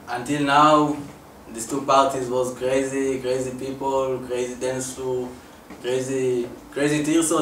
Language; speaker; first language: English; non-native, learner; Hebrew